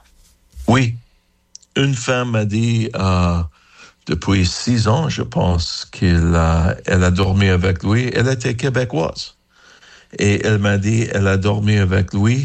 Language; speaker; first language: French; non-native, learner; English